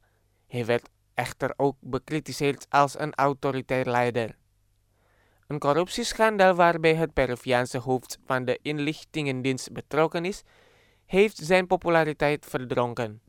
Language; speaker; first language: Dutch; non-native, fluent; Indonesian